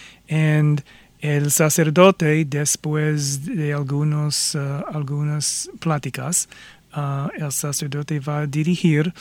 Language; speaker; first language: Spanish; non-native, fluent; English